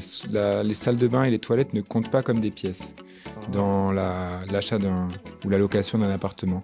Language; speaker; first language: French; native; French